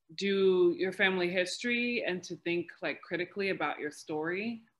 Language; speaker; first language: English; native; English